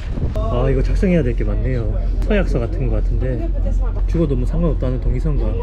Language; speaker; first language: Korean; native; Korean